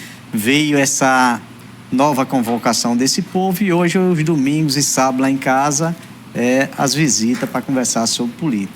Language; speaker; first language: Portuguese; native; Portuguese